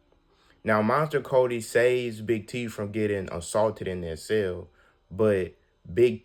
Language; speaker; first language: English; native; English